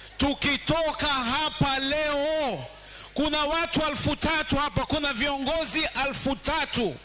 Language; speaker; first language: Swahili; native; Swahili